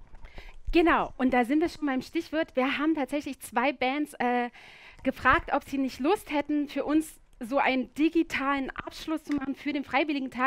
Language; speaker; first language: German; native; German